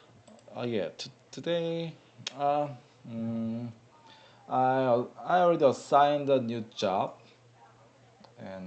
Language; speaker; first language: English; non-native, learner; Korean